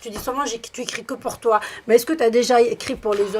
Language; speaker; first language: French; native; French